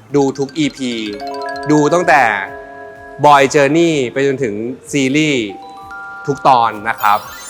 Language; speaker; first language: Thai; native; Thai